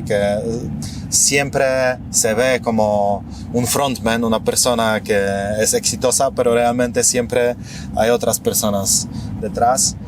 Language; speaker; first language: Spanish; non-native, fluent; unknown